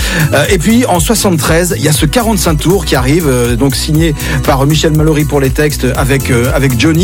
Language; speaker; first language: French; native; French